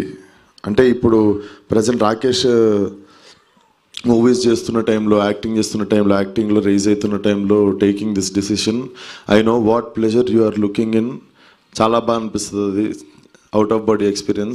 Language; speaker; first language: Telugu; native; Telugu